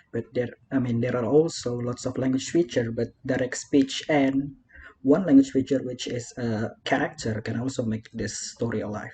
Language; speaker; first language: English; non-native, fluent; Indonesian